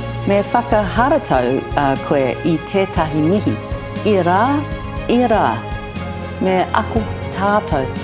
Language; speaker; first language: Māori; non-native, learner; English